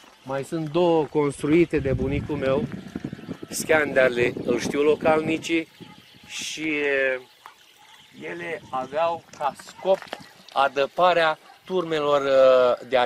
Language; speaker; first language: Romanian; non-native, local second language; Turkish